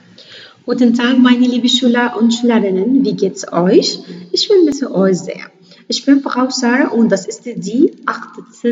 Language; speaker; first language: German; non-native, learner; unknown